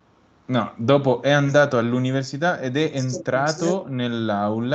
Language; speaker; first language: Italian; non-native, fluent; Spanish